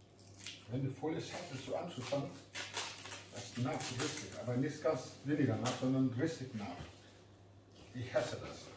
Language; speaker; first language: German; non-native, learner; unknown